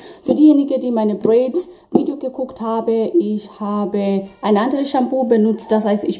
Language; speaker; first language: German; non-native, fluent; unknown